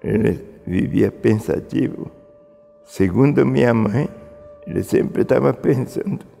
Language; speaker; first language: Portuguese; early bilingual, other home language; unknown